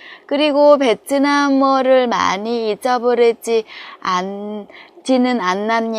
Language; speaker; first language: Korean; non-native, fluent; Vietnamese